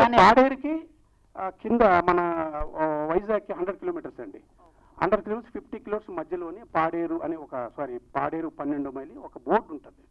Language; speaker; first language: Telugu; native; Telugu